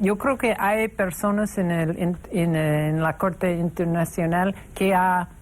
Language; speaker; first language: Spanish; non-native, fluent; English